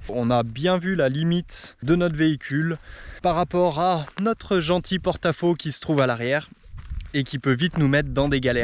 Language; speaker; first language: French; native; French